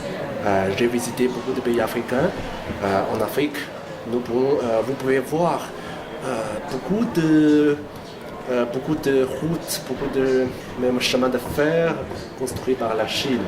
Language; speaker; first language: French; non-native, fluent; Chinese